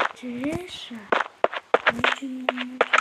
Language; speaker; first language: Russian; non-native, local second language; Kazakh